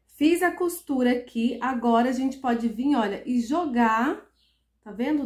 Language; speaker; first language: Portuguese; native; Portuguese